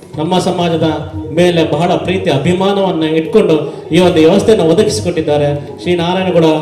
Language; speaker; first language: Kannada; non-native, local second language; Tulu